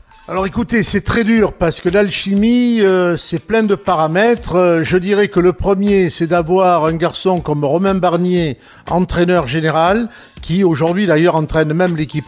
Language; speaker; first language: French; native; French